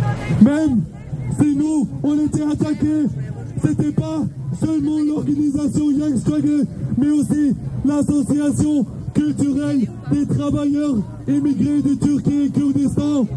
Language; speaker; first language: French; non-native, local second language; Turkish